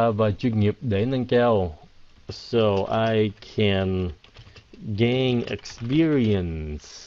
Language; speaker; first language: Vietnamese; early bilingual, heritage; Vietnamese